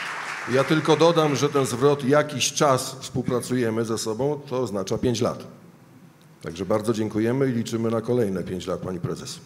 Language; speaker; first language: Polish; native; Polish